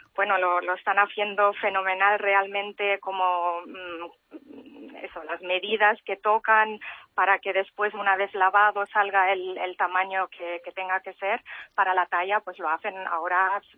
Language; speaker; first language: Spanish; early bilingual, heritage; German